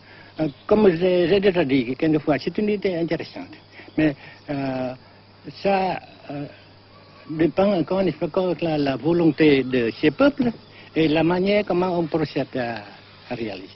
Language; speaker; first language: French; non-native, fluent; Vietnamese